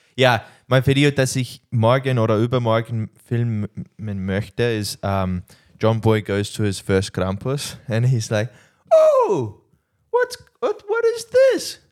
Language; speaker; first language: German; non-native, learner; English